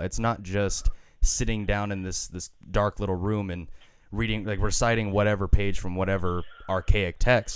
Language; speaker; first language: English; native; English